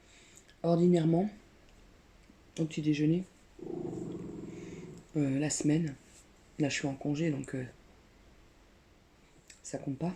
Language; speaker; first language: French; native; French